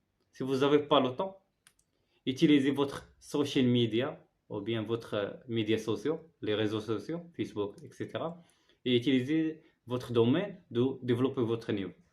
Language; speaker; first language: French; non-native, learner; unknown